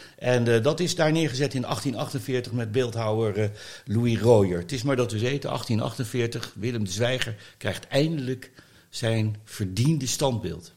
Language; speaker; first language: Dutch; native; Dutch